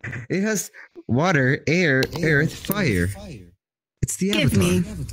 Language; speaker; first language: English; non-native, learner; Spanish